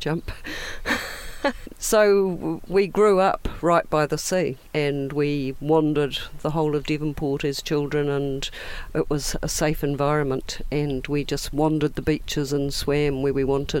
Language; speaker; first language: English; native; English